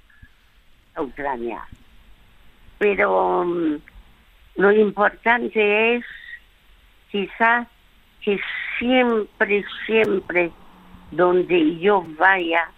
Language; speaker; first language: Spanish; early bilingual, other home language; French